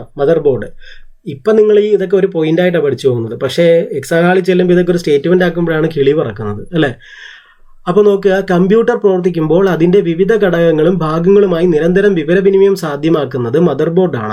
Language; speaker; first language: Malayalam; native; Malayalam